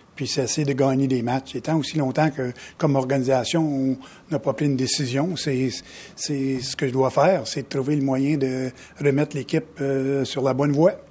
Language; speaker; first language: French; native; French